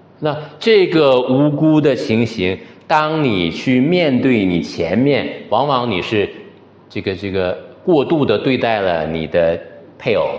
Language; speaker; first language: Chinese; native; Chinese